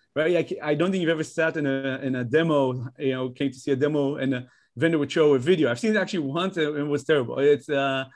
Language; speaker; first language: English; non-native, fluent; Hebrew